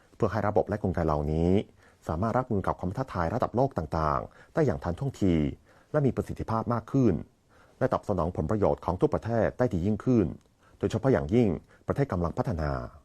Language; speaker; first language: Thai; non-native, fluent; Chinese